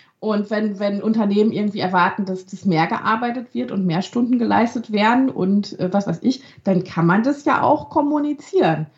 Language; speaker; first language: German; early bilingual, other home language; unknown